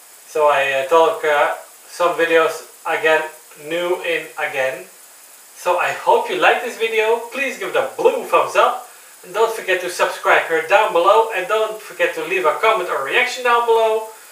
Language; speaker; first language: English; non-native, learner; Dutch